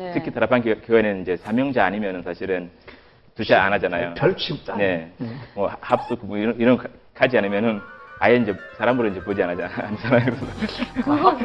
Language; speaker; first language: Korean; non-native, fluent; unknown